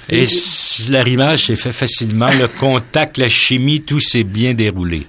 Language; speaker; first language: French; native; French